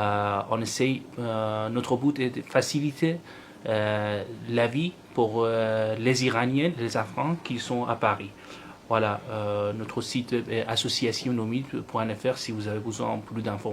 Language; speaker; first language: French; non-native, learner; Persian